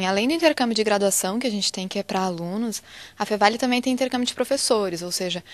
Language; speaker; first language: Portuguese; native; Portuguese